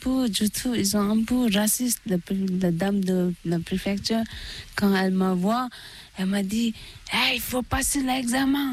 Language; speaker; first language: French; non-native, learner; Tibetan